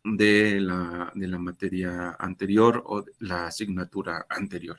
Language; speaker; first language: Spanish; native; Spanish